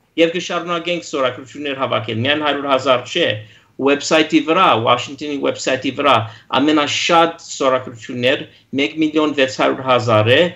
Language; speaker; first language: Armenian; early bilingual, heritage; Armenian